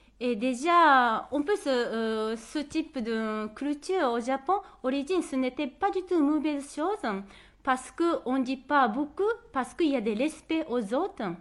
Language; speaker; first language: French; non-native, fluent; Japanese